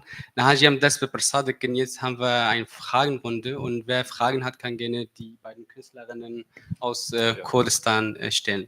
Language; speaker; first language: German; non-native, fluent; Kurdish